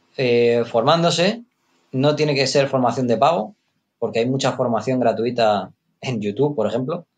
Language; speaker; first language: Spanish; native; Spanish